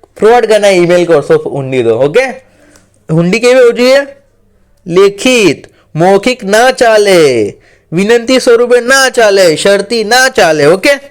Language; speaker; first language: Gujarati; non-native, local second language; Marathi